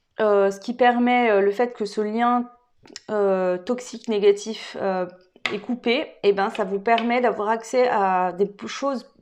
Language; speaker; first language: French; native; French